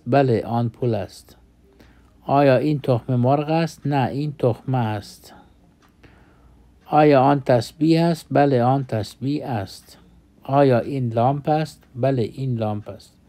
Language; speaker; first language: Persian; non-native, fluent; Urdu